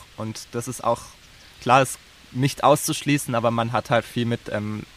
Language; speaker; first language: German; native; German